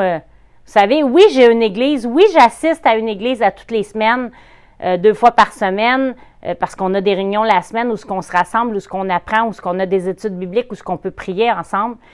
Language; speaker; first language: French; native; French